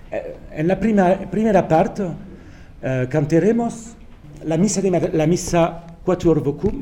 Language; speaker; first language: Spanish; non-native, fluent; French